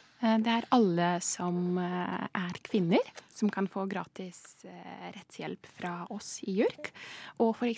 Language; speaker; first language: Norwegian; non-native, fluent; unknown